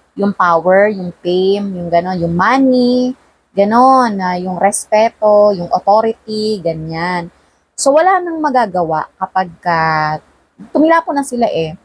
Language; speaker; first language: Filipino; non-native, local second language; Cebuano